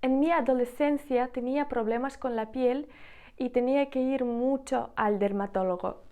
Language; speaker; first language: Spanish; non-native, fluent; Ukrainian